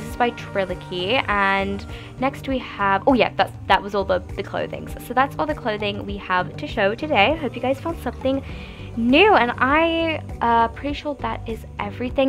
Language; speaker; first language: English; native; English